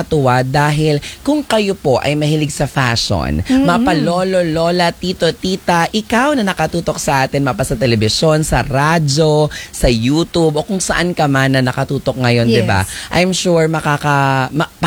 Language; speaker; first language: Filipino; native; Filipino